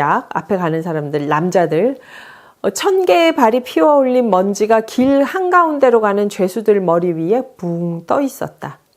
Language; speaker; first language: Korean; native; Korean